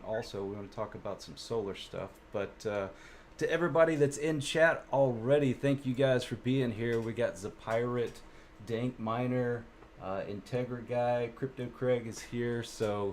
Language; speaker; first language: English; native; English